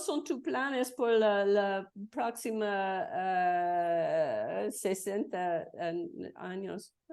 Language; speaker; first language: Spanish; non-native, learner; English